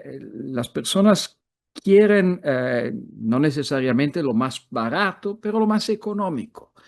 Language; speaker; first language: Spanish; non-native, fluent; Italian